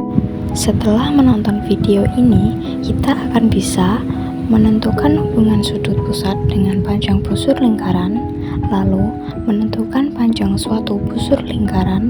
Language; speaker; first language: Indonesian; native; Indonesian